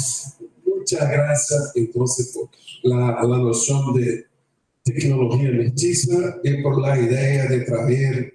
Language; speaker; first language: Spanish; non-native, fluent; Portuguese